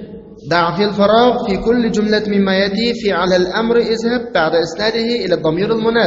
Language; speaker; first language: Arabic; non-native, fluent; Uyghur